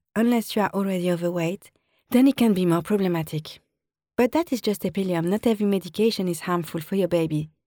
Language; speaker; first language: English; non-native, fluent; French